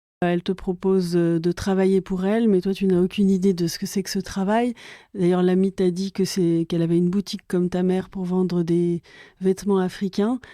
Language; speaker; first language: French; native; French